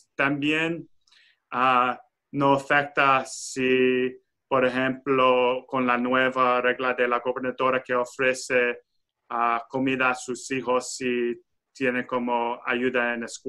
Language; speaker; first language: Spanish; non-native, fluent; English